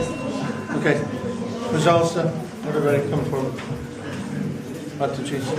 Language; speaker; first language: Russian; non-native, learner; English